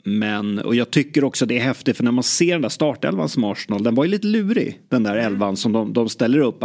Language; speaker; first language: Swedish; native; Swedish